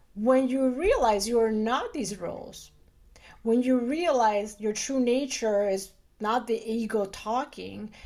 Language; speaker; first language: English; early bilingual, other home language; Spanish